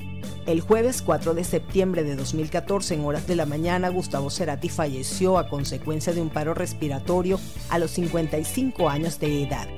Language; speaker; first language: Spanish; native; Spanish